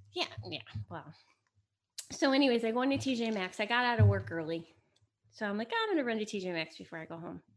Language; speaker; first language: English; early bilingual, other home language; Italian